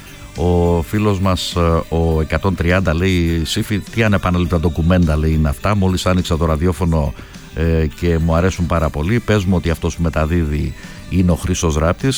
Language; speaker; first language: Greek; native; Greek